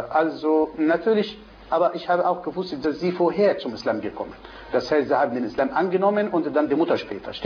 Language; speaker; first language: German; non-native, fluent; Arabic